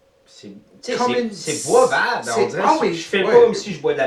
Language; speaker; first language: French; native; French